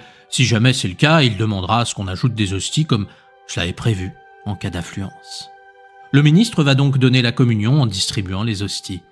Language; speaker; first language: French; native; French